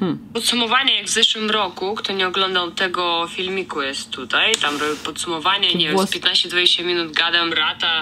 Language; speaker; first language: Polish; non-native, fluent; Russian